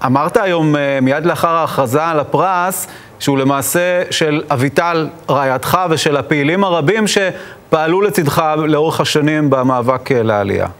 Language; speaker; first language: Hebrew; native; Hebrew